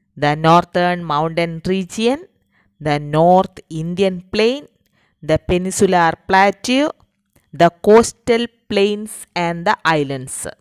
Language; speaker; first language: English; non-native, local second language; Malayalam